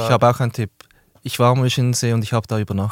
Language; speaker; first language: German; native; German